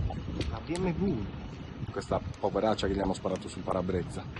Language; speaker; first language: Italian; native; Italian